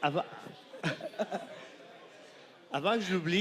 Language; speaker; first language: French; native; French